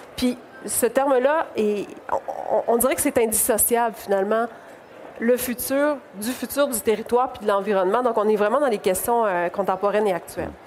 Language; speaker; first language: French; native; French